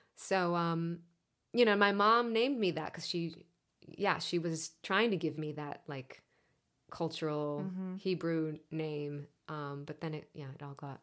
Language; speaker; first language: English; non-native, fluent; Hebrew